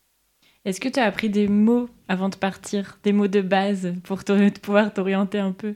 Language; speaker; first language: French; native; French